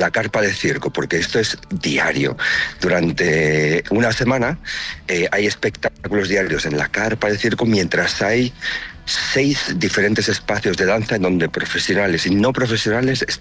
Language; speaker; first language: Spanish; native; Spanish